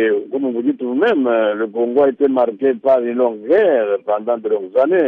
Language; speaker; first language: French; non-native, local second language; Lingala